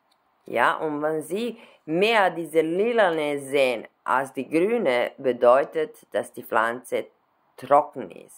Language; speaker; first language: German; non-native, fluent; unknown